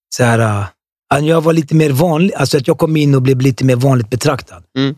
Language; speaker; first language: Swedish; early bilingual, other home language; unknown